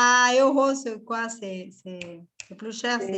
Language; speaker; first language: French; non-native, fluent; Portuguese